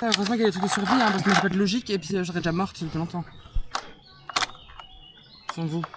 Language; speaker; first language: French; native; French